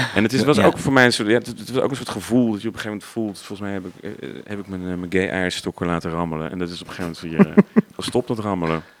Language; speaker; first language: Dutch; native; Dutch